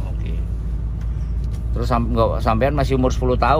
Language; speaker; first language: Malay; non-native, local second language; Javanese